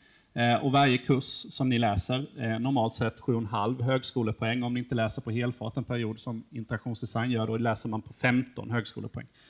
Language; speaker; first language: Swedish; native; Swedish